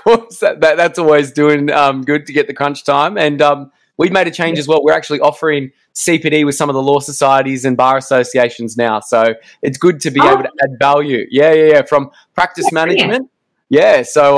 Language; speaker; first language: English; native; English